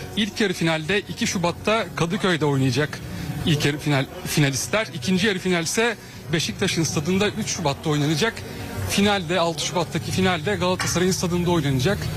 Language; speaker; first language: Turkish; native; Turkish